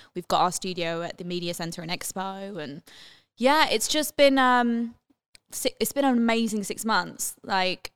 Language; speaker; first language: English; native; English